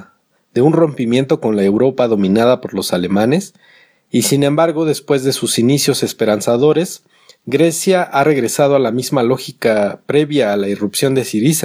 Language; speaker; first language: Spanish; native; Spanish